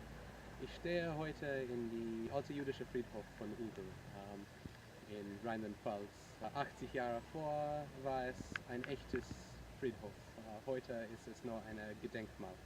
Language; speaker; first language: German; non-native, learner; English